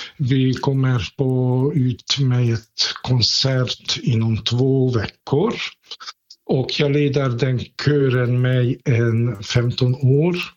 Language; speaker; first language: Swedish; non-native, fluent; Hungarian